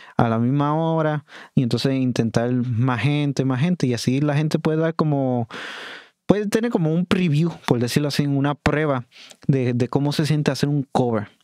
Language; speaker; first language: Spanish; native; Spanish